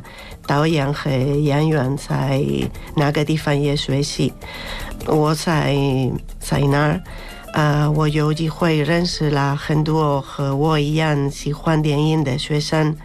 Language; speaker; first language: Chinese; non-native, learner; Spanish